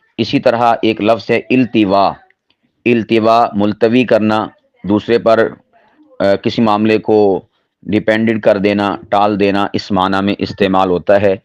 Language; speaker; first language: Urdu; non-native, local second language; Punjabi